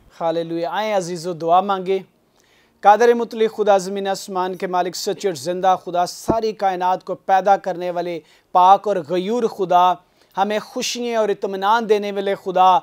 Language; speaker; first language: Urdu; non-native, local second language; Punjabi